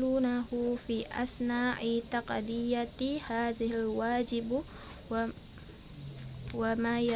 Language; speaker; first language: Arabic; non-native, learner; Indonesian